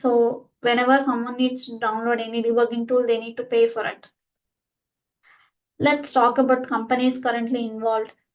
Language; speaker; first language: English; non-native, local second language; Telugu